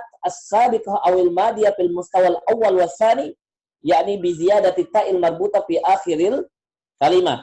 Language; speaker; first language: Arabic; non-native, fluent; Indonesian